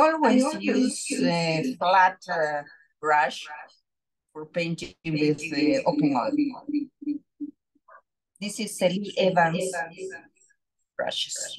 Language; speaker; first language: English; non-native, learner; Spanish